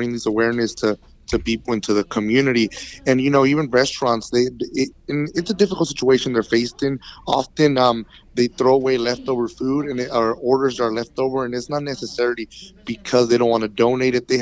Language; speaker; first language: English; native; English